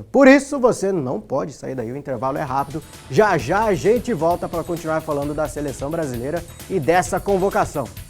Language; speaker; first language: Portuguese; native; Portuguese